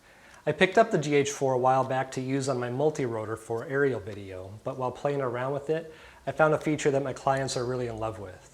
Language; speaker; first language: English; native; English